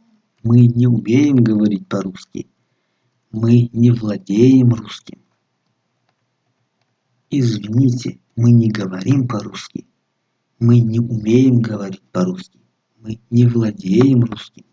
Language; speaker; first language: Russian; non-native, local second language; Tajik